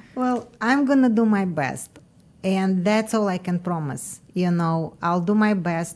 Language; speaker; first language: English; non-native, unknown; Russian